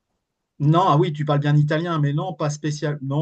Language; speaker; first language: French; native; French